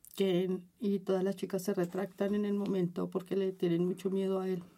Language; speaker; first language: Spanish; native; Spanish